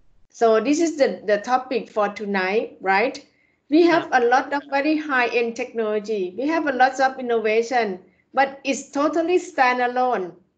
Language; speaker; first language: English; non-native, fluent; Thai